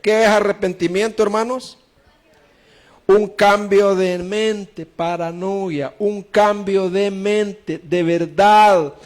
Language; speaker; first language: Spanish; native; Spanish